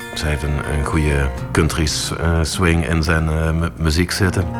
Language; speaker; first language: Dutch; native; Dutch